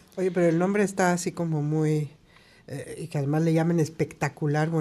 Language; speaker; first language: Spanish; native; Spanish